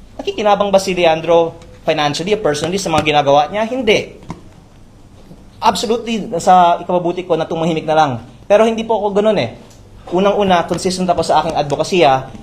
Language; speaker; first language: Filipino; native; Filipino